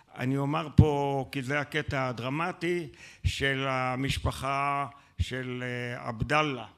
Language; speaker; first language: Hebrew; native; Hebrew